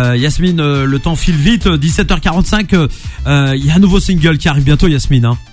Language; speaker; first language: French; native; French